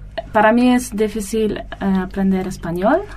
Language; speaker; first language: Spanish; non-native, learner; German